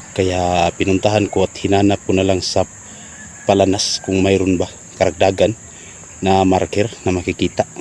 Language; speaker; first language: Filipino; non-native, local second language; Cebuano